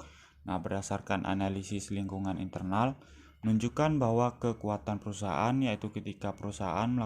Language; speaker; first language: Indonesian; native; Indonesian